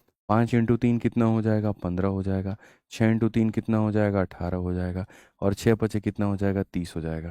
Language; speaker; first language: Hindi; native; Hindi